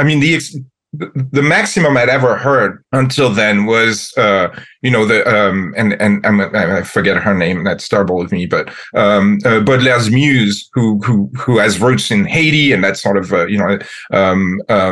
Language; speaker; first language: English; non-native, fluent; French